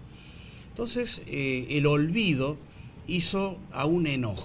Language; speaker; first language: Spanish; native; Spanish